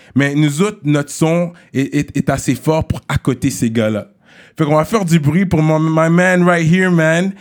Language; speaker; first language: French; native; French